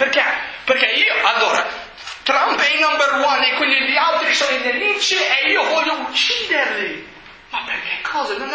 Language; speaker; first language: Italian; non-native, fluent; English